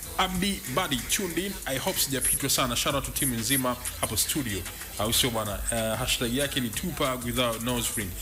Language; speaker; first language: Swahili; native; Swahili